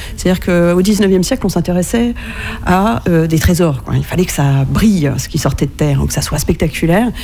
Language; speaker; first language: French; native; French